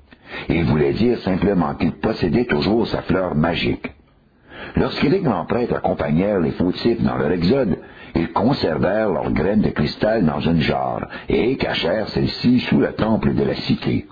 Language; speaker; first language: French; native; French